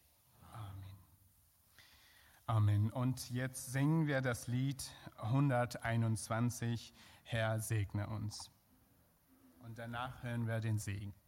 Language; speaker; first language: German; non-native, fluent; Persian